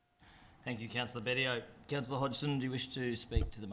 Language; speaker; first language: English; native; English